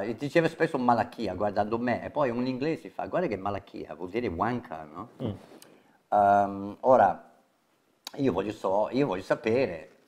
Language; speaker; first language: Italian; non-native, fluent; English